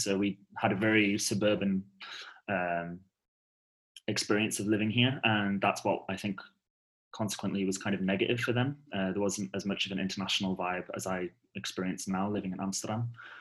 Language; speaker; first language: English; native; English